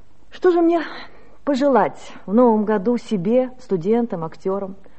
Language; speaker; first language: Russian; native; Russian